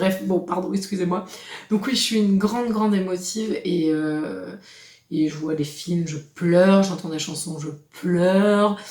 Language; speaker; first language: French; native; French